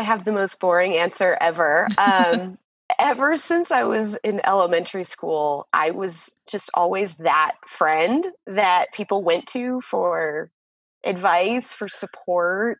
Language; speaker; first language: English; native; English